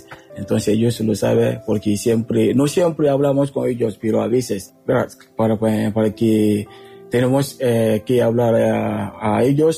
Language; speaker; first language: Spanish; non-native, learner; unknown